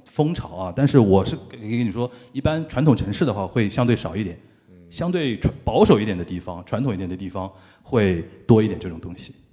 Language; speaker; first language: Chinese; native; Chinese